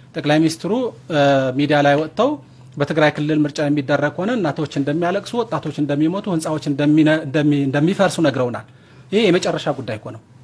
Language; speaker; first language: Amharic; non-native, local second language; Tigrinya